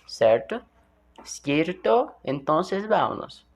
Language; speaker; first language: Spanish; non-native, learner; Portuguese